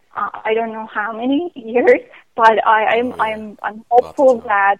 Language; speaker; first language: English; non-native, fluent; Persian